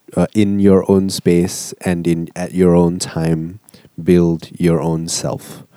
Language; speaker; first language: English; non-native, local second language; Malay